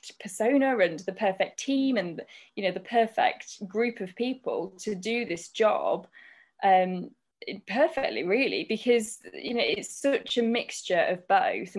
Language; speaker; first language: English; native; English